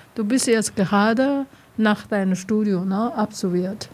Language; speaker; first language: German; non-native, learner; Chinese